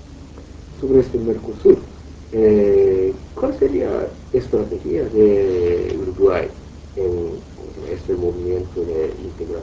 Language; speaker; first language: Spanish; non-native, fluent; Japanese